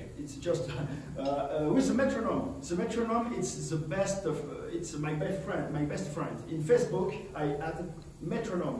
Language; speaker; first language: English; non-native, learner; French